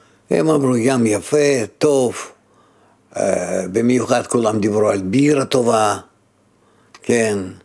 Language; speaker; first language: Hebrew; non-native, fluent; Russian